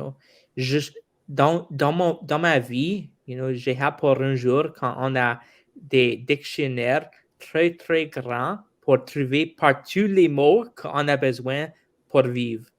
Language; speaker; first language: French; non-native, local second language; English